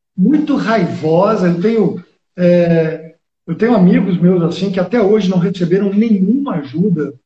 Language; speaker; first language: Portuguese; early bilingual, other home language; Spanish